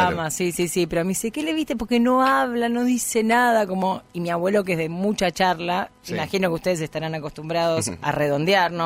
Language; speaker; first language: Spanish; native; Spanish